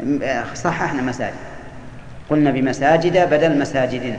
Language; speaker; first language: Arabic; native; Arabic